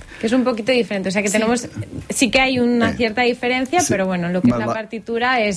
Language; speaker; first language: Portuguese; non-native, learner; Catalan